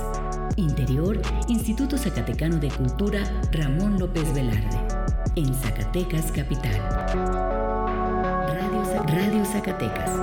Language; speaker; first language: Spanish; native; Spanish